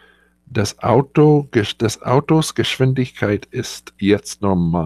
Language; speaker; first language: German; non-native, fluent; English